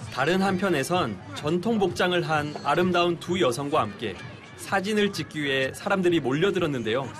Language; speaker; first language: Korean; native; Korean